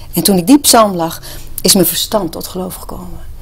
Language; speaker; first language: Dutch; native; Dutch